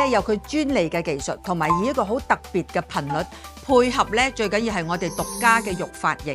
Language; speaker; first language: Cantonese; native; Cantonese